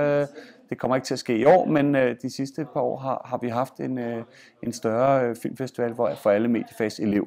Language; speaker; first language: Danish; native; Danish